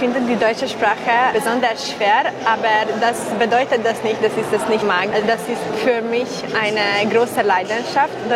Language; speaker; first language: German; non-native, fluent; Hungarian